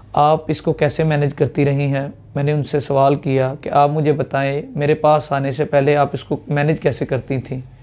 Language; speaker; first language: Urdu; native; Urdu